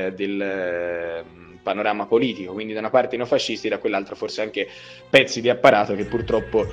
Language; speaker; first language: Italian; native; Italian